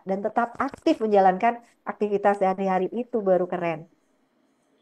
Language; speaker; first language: Indonesian; native; Indonesian